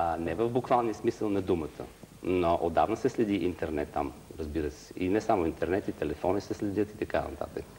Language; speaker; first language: Bulgarian; native; Bulgarian